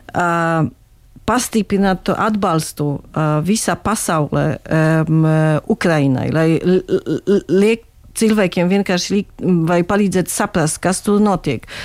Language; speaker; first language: Latvian; non-native, fluent; Polish